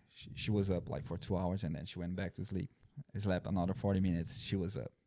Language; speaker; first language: English; non-native, fluent; Portuguese